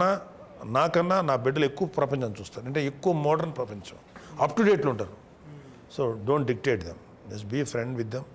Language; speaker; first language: Telugu; native; Telugu